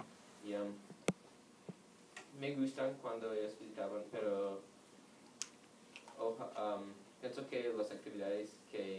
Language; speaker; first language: Spanish; non-native, learner; English